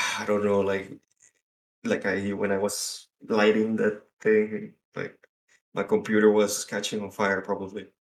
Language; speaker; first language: English; non-native, fluent; Spanish